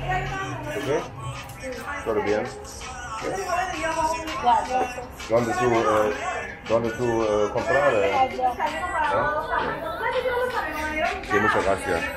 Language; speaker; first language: Spanish; non-native, learner; German